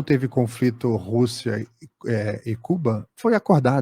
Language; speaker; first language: Portuguese; native; Portuguese